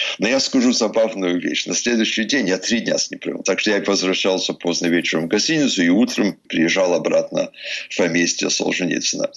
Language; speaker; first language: Russian; early bilingual, heritage; English